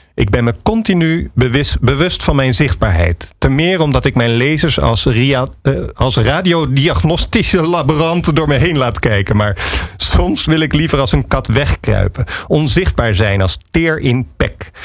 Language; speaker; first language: Dutch; native; Dutch